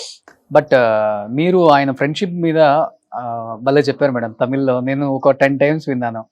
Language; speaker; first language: Telugu; native; Telugu